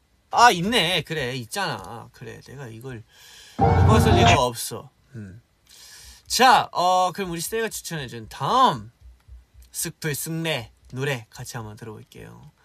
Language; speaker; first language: Korean; early bilingual, heritage; Korean